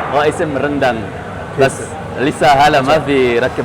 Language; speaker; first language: Arabic; non-native, learner; Indonesian